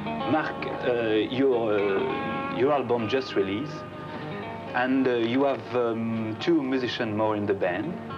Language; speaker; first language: English; non-native, learner; French